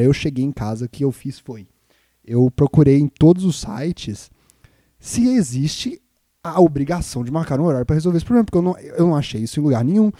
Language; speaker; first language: Portuguese; native; Portuguese